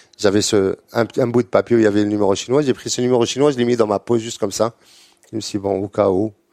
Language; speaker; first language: French; non-native, local second language; Arabic